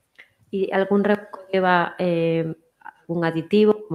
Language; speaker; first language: Spanish; native; Spanish